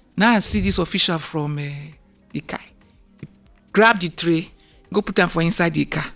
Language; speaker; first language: Nigerian Pidgin; non-native, local second language; Yoruba